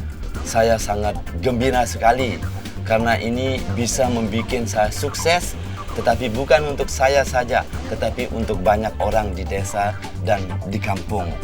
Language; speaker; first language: Indonesian; non-native, local second language; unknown